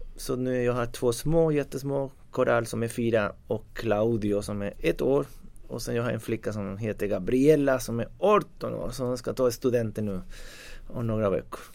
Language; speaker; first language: Swedish; non-native, fluent; Spanish